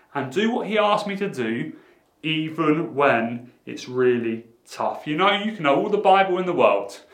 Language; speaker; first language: English; native; English